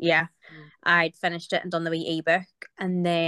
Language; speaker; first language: English; native; English